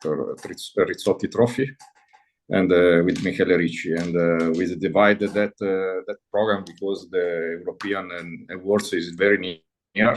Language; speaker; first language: English; non-native, learner; Italian